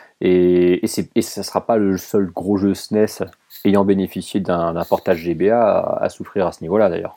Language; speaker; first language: French; native; French